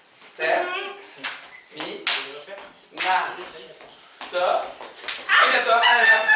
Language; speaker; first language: French; native; French